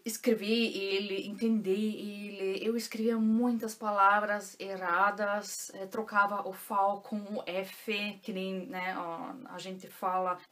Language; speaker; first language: Portuguese; non-native, local second language; German